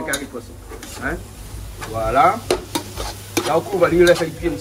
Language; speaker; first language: French; non-native, local second language; Réunion Creole French